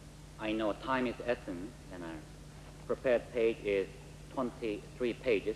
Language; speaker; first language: English; non-native, local second language; Korean